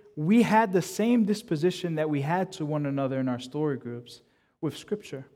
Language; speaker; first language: English; native; English